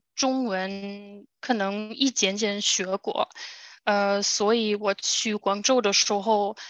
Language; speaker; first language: Chinese; non-native, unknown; German